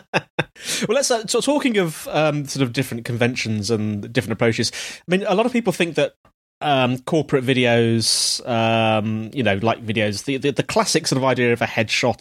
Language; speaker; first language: English; native; English